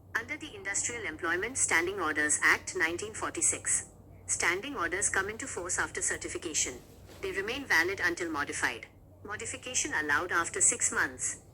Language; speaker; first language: English; non-native, local second language; Marathi